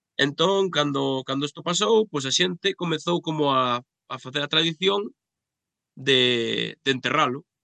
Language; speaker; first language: Galician; native; Galician